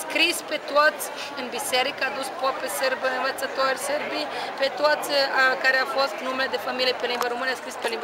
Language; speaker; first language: Romanian; early bilingual, heritage; Romanian